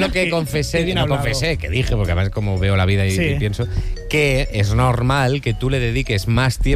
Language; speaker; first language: Spanish; native; Spanish